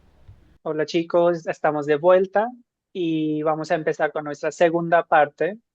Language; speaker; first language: Spanish; non-native, fluent; Hindi